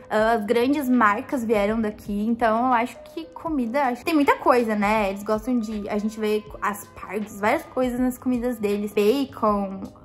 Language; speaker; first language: Portuguese; native; Portuguese